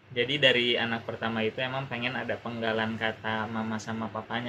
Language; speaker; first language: Indonesian; native; Indonesian